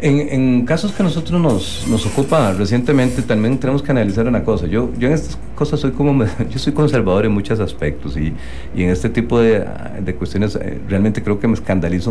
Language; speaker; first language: Spanish; native; Spanish